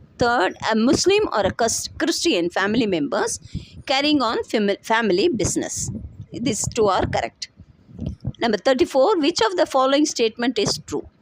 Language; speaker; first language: English; non-native, local second language; Tamil